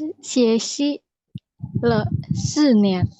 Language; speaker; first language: Chinese; non-native, learner; Indonesian